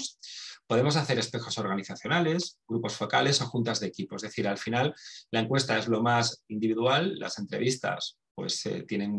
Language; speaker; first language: Spanish; native; Spanish